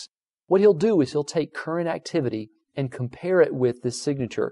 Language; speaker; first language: English; native; English